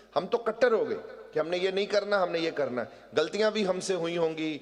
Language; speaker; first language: Hindi; non-native, local second language; Punjabi